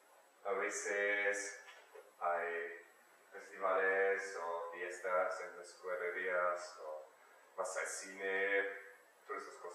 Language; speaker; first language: Spanish; non-native, learner; German